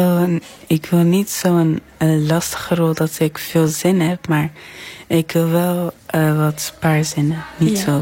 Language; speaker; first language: Dutch; early bilingual, other home language; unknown